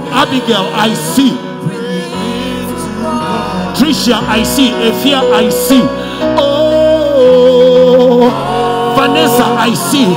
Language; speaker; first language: English; non-native, local second language; Ga